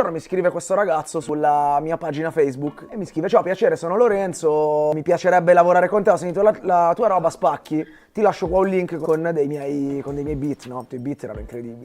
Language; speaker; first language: Italian; native; Italian